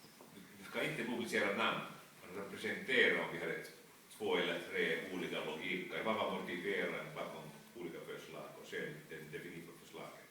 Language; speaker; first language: Swedish; non-native, fluent; Finnish